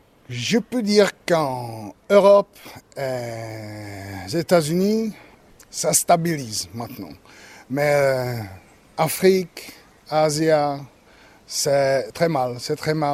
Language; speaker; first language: French; non-native, learner; Czech